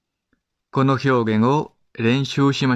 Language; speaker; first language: Japanese; non-native, fluent; Spanish